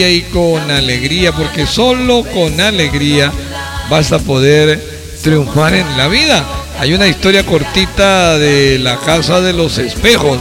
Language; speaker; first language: Spanish; native; Spanish